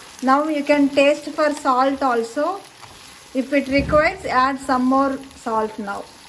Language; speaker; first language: English; non-native, local second language; Telugu